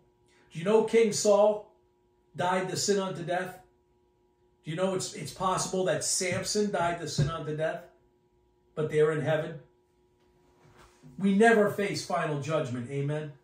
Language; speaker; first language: English; native; English